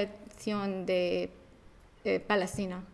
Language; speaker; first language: Spanish; non-native, learner; Arabic